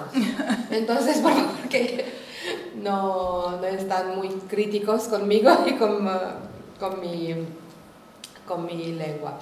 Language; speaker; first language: Spanish; non-native, learner; Romanian